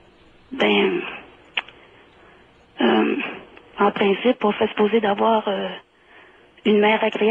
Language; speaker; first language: French; native; French